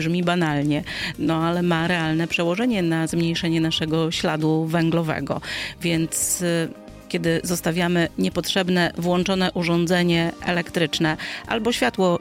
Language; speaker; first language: Polish; native; Polish